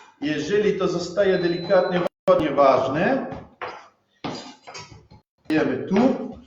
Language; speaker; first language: Polish; non-native, learner; Italian